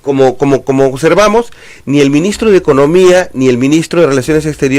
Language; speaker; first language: Spanish; native; Spanish